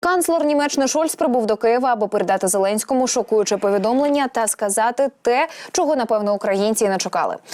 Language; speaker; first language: Ukrainian; native; Ukrainian